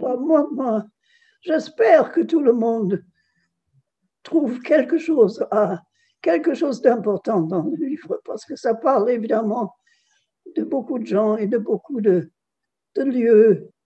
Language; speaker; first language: French; non-native, fluent; German